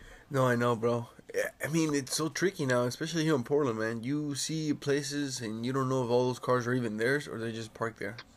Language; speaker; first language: English; early bilingual, other home language; Spanish